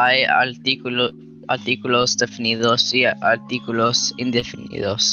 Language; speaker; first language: Spanish; early bilingual, heritage; Spanish